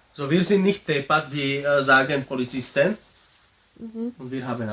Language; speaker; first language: German; non-native, learner; Slovak